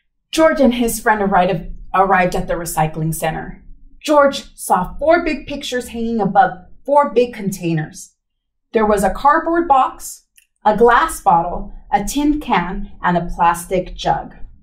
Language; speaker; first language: English; early bilingual, other home language; Spanish